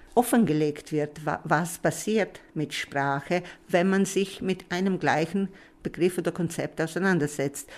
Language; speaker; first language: German; non-native, local second language; Italian